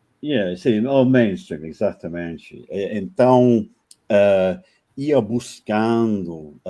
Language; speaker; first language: Portuguese; non-native, fluent; English